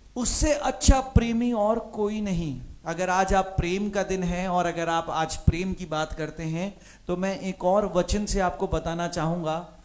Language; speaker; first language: Hindi; non-native, local second language; Punjabi